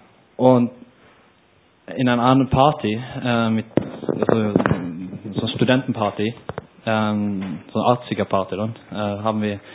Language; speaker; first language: German; non-native, learner; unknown